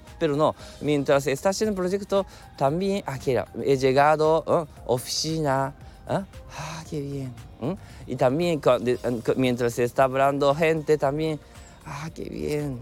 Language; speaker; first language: Spanish; non-native, learner; Japanese